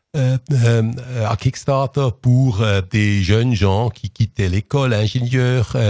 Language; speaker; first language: French; non-native, local second language; Swiss German